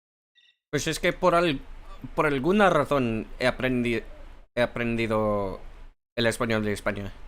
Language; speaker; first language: Spanish; non-native, fluent; English